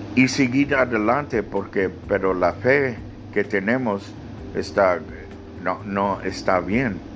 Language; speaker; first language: Spanish; early bilingual, other home language; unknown